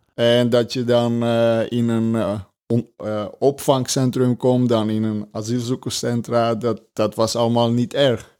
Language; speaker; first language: Dutch; early bilingual, other home language; Armenian